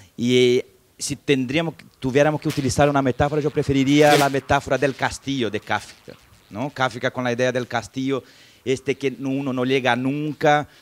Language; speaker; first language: Spanish; non-native, fluent; Portuguese